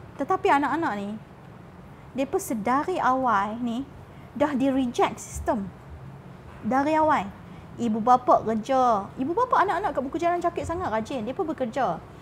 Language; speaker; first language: Malay; native; Malay